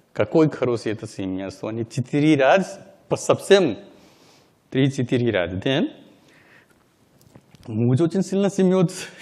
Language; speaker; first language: Russian; non-native, learner; Hindi